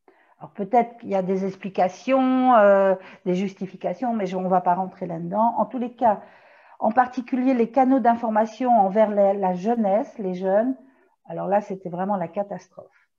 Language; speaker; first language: French; native; French